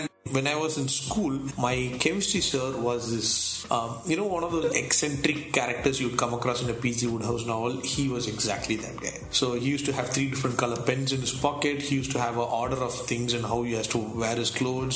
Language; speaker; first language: English; non-native, local second language; Tamil